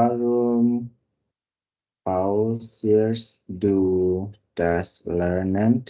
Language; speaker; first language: German; non-native, learner; Indonesian